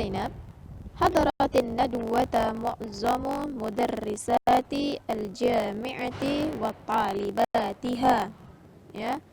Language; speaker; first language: Arabic; non-native, fluent; Indonesian